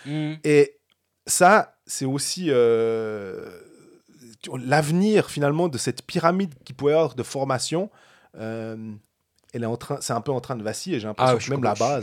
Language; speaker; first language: French; native; French